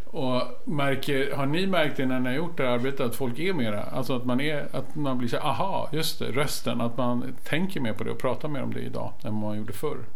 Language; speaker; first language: Swedish; native; Swedish